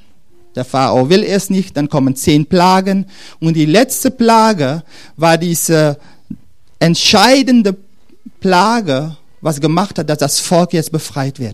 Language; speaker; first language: German; non-native, fluent; Dutch